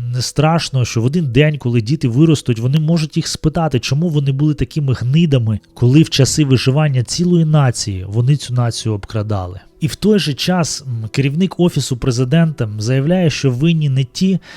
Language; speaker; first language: Ukrainian; non-native, local second language; Russian